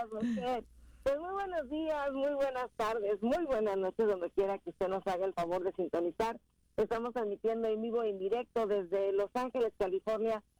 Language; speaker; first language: Spanish; native; Spanish